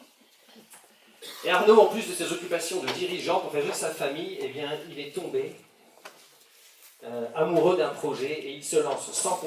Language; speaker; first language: French; native; French